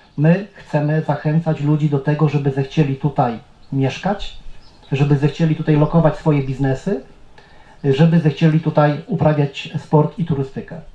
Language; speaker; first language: Polish; native; Polish